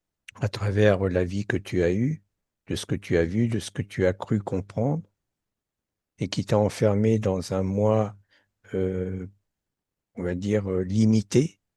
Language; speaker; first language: French; native; French